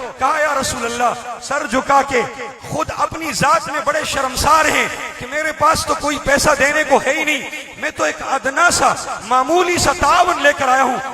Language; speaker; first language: Urdu; non-native, local second language; Pashto